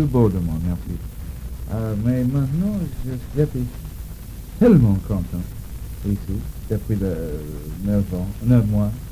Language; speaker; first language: French; non-native, learner; English